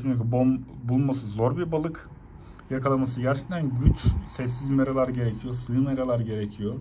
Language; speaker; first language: Turkish; native; Turkish